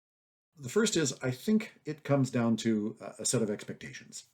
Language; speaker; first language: English; native; English